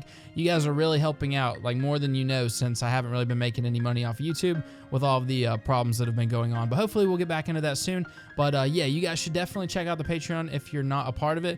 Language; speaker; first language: English; native; English